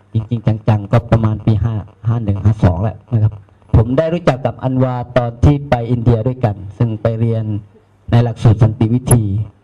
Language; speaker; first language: Thai; non-native, local second language; Malay